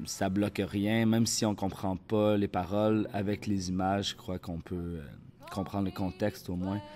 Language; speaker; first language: French; native; French